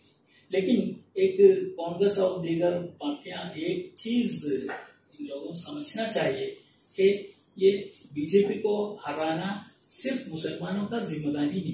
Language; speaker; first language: Hindi; non-native, local second language; Malayalam